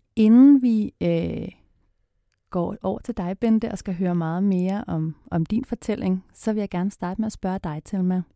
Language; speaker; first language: Danish; native; Danish